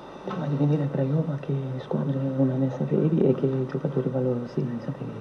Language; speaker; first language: Italian; non-native, learner; Romanian